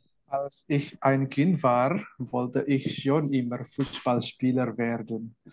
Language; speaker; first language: German; non-native, learner; Indonesian